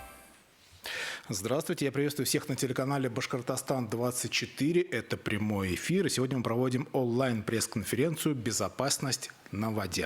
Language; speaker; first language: Russian; native; Russian